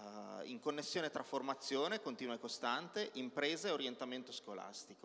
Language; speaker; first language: Italian; native; Italian